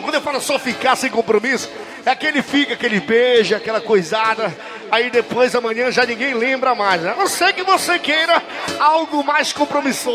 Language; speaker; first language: Portuguese; native; Portuguese